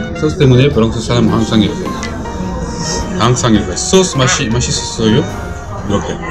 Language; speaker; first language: Korean; non-native, learner; French